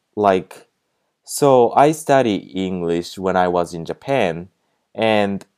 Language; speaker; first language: English; non-native, fluent; Japanese